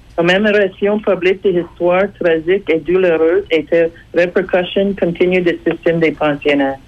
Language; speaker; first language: French; non-native, fluent; English